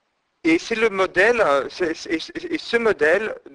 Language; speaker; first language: French; non-native, fluent; English